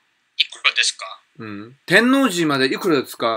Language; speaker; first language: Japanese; non-native, fluent; Korean